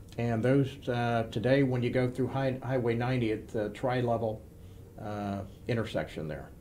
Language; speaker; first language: English; native; English